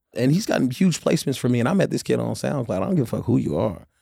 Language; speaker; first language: English; native; English